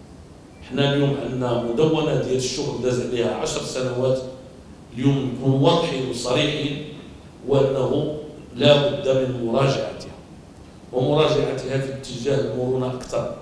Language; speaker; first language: Arabic; native; Arabic